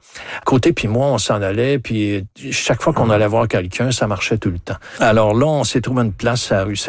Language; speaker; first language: French; native; French